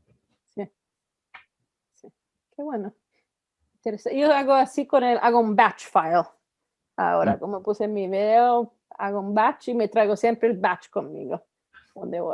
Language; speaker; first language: Spanish; non-native, fluent; Italian